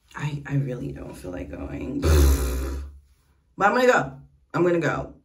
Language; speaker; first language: English; native; English